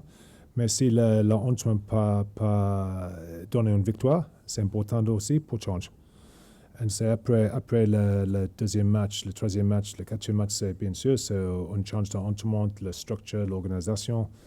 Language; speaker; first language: French; non-native, learner; English